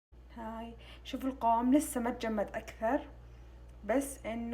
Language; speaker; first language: Arabic; native; Arabic